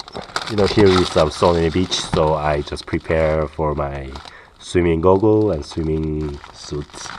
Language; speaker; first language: English; non-native, learner; Korean